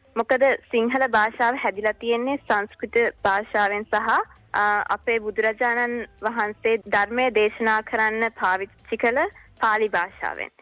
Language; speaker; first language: Sinhala; early bilingual, heritage; Sinhala